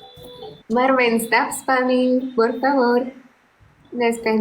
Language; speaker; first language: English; non-native, learner; Russian